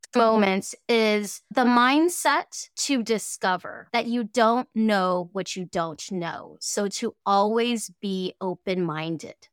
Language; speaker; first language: English; early bilingual, other home language; Cantonese